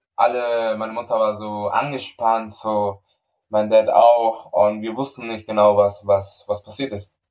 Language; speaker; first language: German; non-native, fluent; Spanish